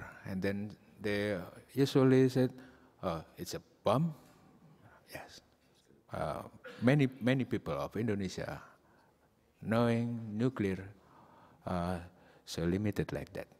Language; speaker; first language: English; non-native, learner; Indonesian